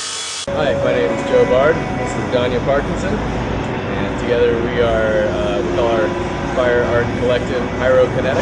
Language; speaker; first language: English; native; English